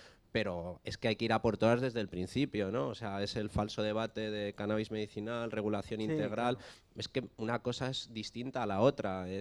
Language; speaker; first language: Spanish; native; Spanish